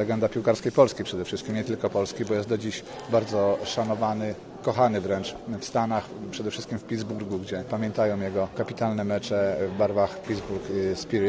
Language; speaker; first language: Polish; native; Polish